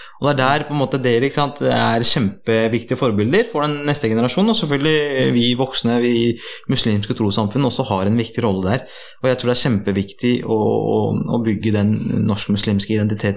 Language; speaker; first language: Norwegian; early bilingual, other home language; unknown